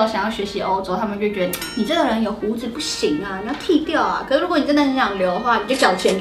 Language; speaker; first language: Chinese; native; Chinese